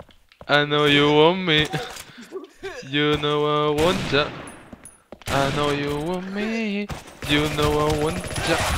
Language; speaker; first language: English; non-native, learner; Spanish